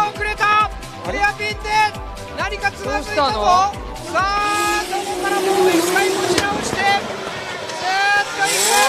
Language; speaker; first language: Japanese; native; Japanese